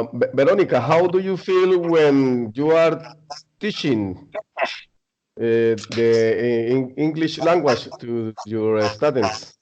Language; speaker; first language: English; non-native, learner; Spanish